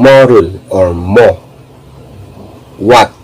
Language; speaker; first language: Korean; non-native, learner; Filipino